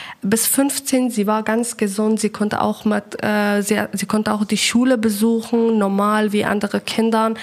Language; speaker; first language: German; non-native, fluent; Persian